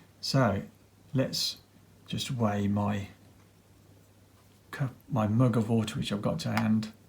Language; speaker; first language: English; native; English